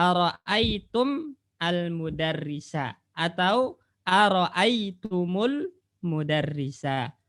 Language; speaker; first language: Arabic; non-native, fluent; Indonesian